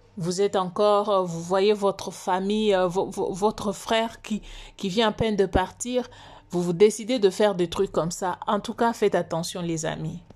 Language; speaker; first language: French; non-native, local second language; Lingala